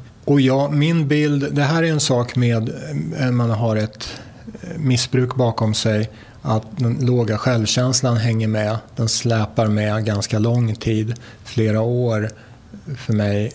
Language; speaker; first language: Swedish; native; Swedish